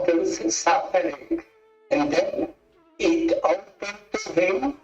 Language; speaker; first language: English; non-native, learner; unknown